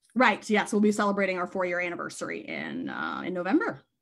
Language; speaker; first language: English; native; English